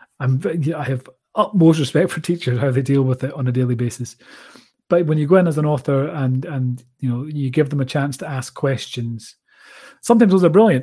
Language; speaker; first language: English; native; English